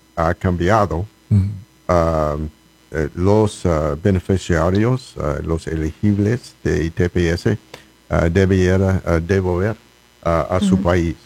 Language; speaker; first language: Spanish; non-native, learner; English